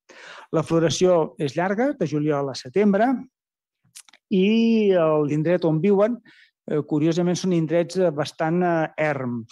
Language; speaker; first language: Catalan; native; Catalan